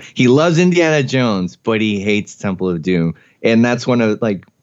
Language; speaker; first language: English; early bilingual, other home language; Spanish